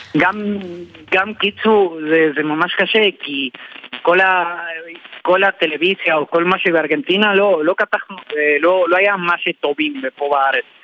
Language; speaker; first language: Hebrew; non-native, learner; Spanish